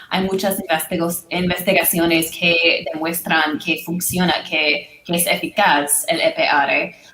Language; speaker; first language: Spanish; non-native, learner; English